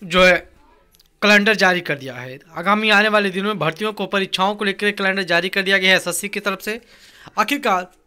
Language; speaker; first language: Hindi; native; Hindi